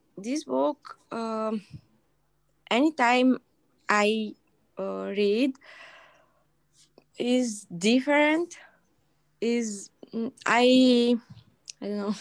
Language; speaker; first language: English; non-native, learner; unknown